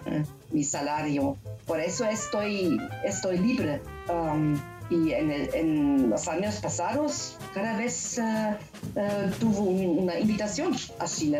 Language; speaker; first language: Spanish; non-native, learner; German